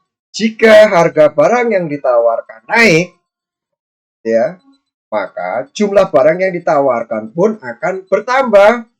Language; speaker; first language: Indonesian; native; Indonesian